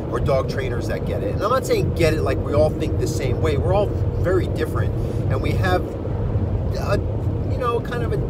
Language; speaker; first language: English; native; English